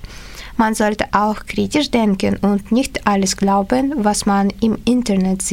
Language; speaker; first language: German; non-native, learner; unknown